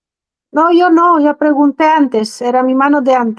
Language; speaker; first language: Spanish; non-native, fluent; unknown